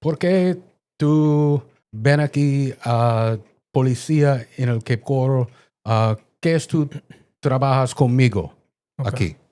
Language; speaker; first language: Spanish; non-native, learner; English